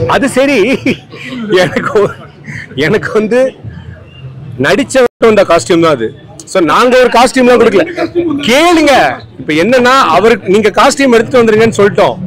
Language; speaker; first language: Tamil; native; Tamil